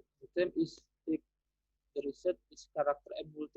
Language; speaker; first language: English; non-native, learner; Indonesian